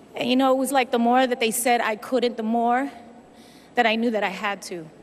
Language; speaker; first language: English; early bilingual, other home language; Spanish